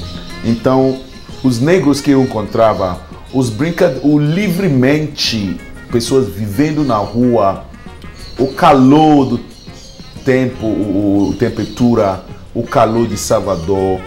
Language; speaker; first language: Portuguese; non-native, learner; Akan